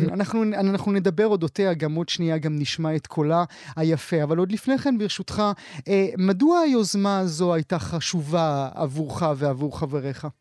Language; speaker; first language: Hebrew; native; Hebrew